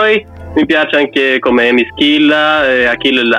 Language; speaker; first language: Italian; non-native, learner; Norwegian